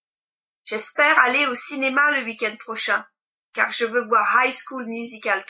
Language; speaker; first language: French; non-native, learner; English